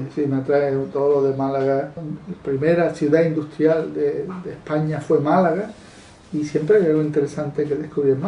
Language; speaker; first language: Spanish; native; Spanish